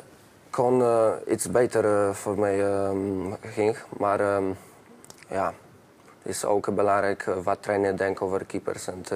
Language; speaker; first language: Dutch; non-native, learner; Polish